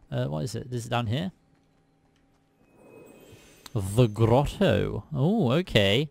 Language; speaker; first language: English; native; English